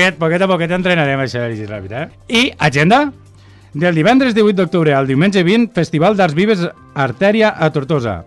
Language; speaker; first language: Catalan; native; Catalan